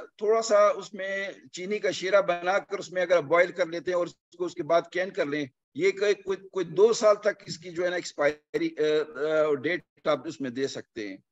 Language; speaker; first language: Urdu; non-native, local second language; Punjabi